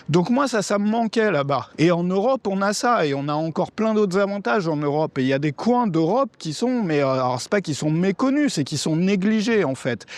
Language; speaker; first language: French; native; French